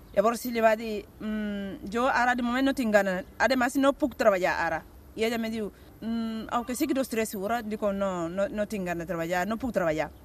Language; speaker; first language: Catalan; non-native, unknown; Bambara